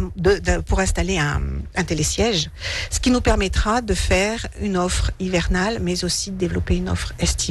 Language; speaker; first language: French; native; French